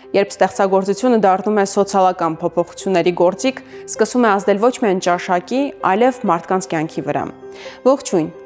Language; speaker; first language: Armenian; native; Armenian